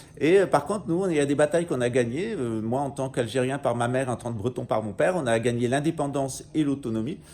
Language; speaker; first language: French; native; French